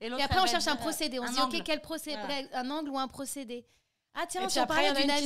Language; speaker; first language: French; native; French